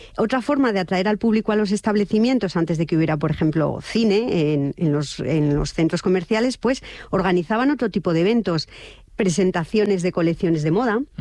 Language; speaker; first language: Spanish; native; Spanish